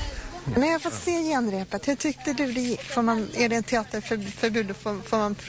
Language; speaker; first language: Swedish; native; Swedish